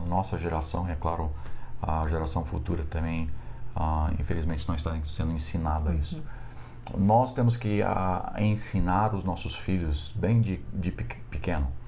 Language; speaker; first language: Portuguese; non-native, fluent; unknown